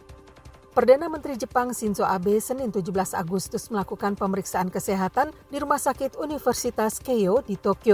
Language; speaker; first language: Indonesian; native; Indonesian